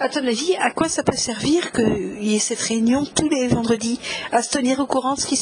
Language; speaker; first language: French; native; French